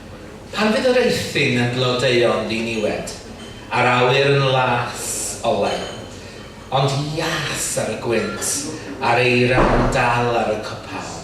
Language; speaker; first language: Welsh; native; Welsh